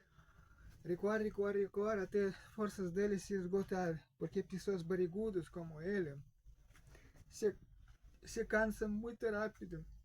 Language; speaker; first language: Portuguese; non-native, fluent; Russian